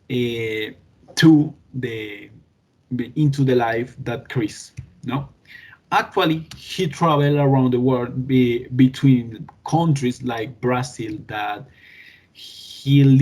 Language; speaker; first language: English; non-native, learner; Spanish